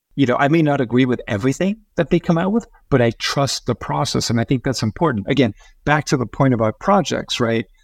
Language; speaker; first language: English; early bilingual, other home language; Spanish